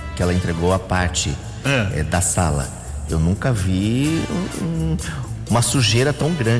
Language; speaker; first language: Portuguese; native; Portuguese